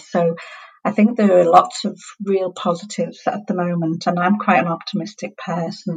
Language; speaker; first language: English; native; English